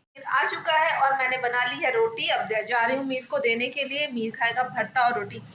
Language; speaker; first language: Hindi; non-native, local second language; Bangla